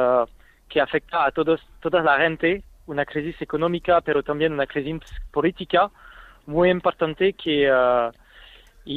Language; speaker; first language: Spanish; non-native, fluent; French